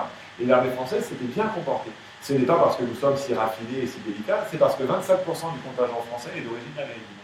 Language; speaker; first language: French; native; French